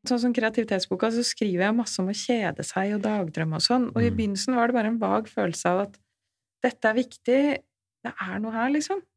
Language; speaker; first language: Norwegian; native; Norwegian